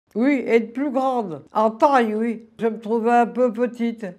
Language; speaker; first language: French; native; French